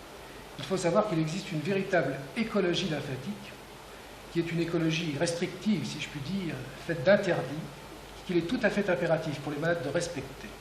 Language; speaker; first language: French; native; French